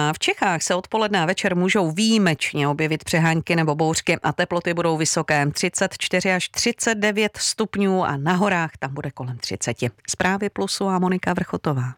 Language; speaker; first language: Czech; native; Czech